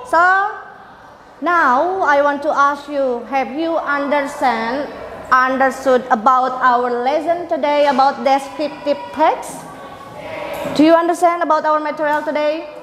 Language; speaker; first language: English; non-native, fluent; Indonesian